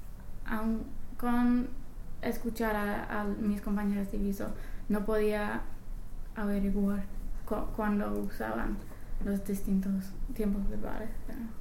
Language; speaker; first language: Spanish; non-native, fluent; English